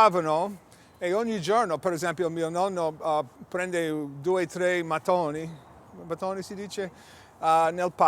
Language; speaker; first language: Italian; early bilingual, heritage; English